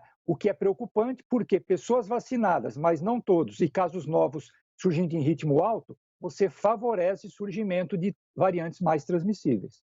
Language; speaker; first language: Portuguese; native; Portuguese